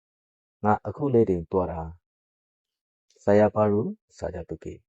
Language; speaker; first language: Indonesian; non-native, learner; Burmese